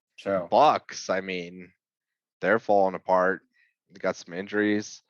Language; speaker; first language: English; native; English